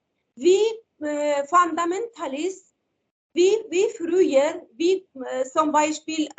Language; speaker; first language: German; non-native, learner; Persian